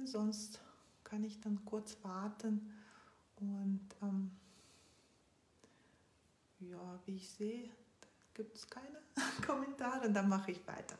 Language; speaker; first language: German; non-native, fluent; Russian